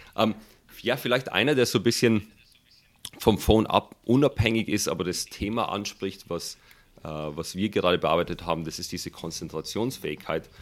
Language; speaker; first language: German; early bilingual, other home language; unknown